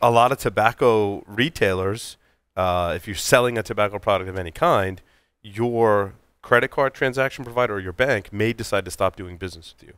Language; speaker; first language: English; native; English